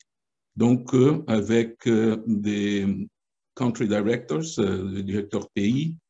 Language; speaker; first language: French; non-native, fluent; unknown